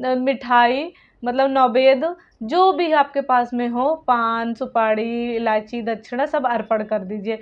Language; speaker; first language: Hindi; native; Hindi